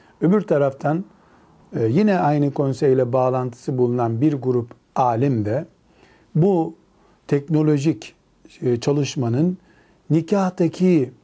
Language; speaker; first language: Turkish; native; Turkish